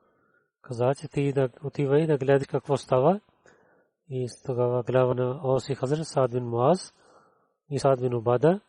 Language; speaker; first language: Bulgarian; non-native, learner; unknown